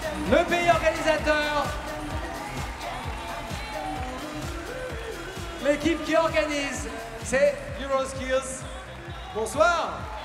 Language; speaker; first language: French; native; French